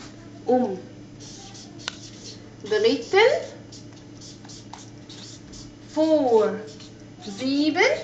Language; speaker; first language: German; non-native, fluent; Arabic